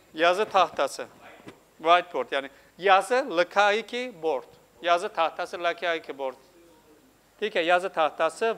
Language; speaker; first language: Turkish; non-native, fluent; Urdu